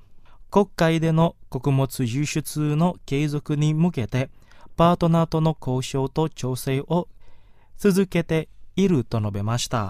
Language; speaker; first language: Japanese; non-native, fluent; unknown